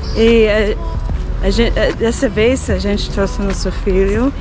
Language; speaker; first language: Portuguese; non-native, fluent; English